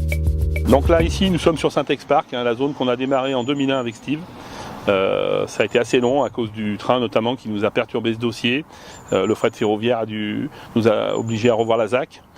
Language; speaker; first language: French; native; French